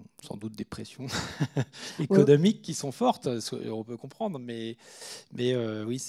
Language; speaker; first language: French; native; French